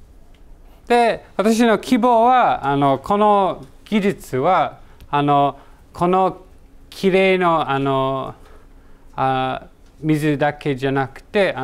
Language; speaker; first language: Japanese; non-native, learner; English